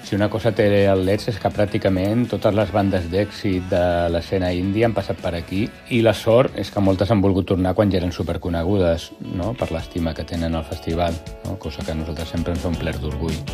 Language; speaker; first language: Catalan; native; Catalan